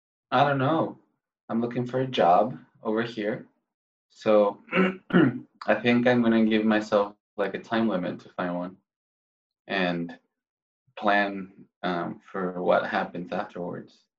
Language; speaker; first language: English; non-native, fluent; Spanish